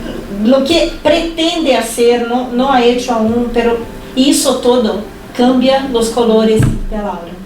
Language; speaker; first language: Spanish; non-native, fluent; Portuguese